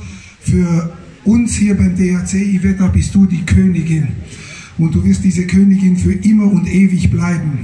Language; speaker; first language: German; native; German